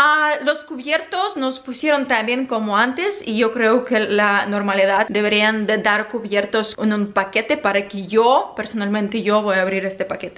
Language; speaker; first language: Spanish; non-native, fluent; Ukrainian